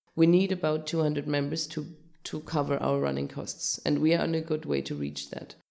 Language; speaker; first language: English; non-native, fluent; German